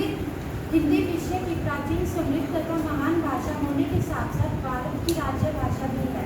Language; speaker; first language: Hindi; native; Hindi